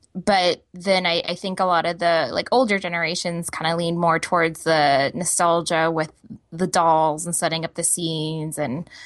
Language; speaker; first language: English; native; English